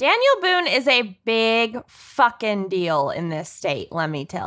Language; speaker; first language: English; native; English